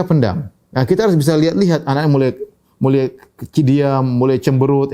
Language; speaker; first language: Indonesian; native; Indonesian